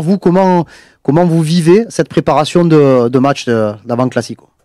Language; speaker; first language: French; native; French